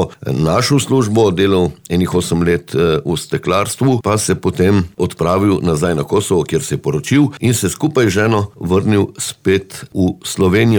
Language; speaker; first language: Slovenian; native; Slovenian